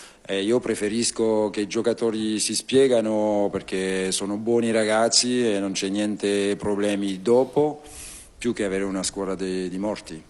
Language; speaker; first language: Italian; non-native, fluent; French